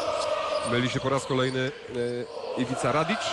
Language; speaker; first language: Polish; native; Polish